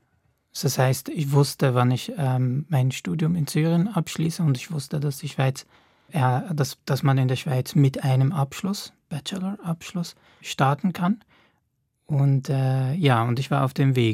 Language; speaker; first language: German; non-native, fluent; Arabic